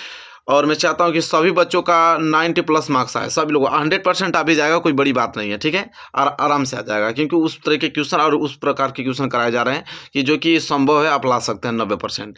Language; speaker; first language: Hindi; native; Hindi